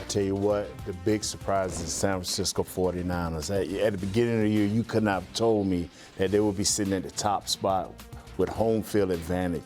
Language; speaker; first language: English; native; English